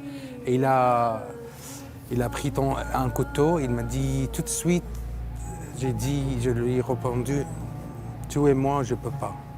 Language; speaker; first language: French; non-native, learner; Arabic